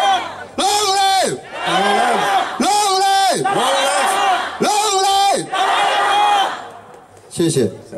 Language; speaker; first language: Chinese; non-native, local second language; Korean